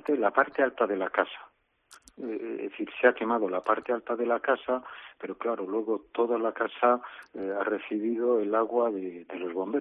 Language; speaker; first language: Spanish; native; Spanish